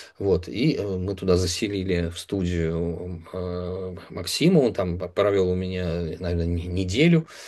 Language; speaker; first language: Russian; native; Russian